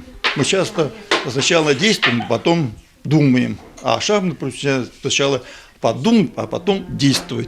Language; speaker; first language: Russian; native; Russian